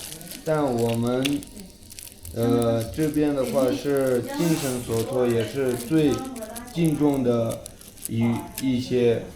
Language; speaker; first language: Chinese; non-native, local second language; Tibetan